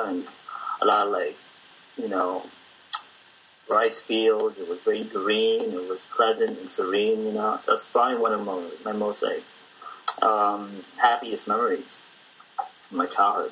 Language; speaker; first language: English; non-native, local second language; Filipino